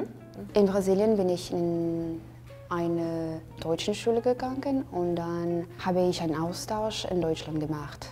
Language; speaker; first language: German; non-native, fluent; Portuguese